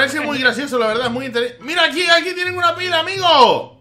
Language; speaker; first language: Spanish; native; Spanish